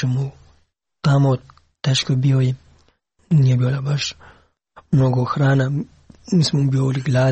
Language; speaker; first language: Serbian; non-native, learner; Pashto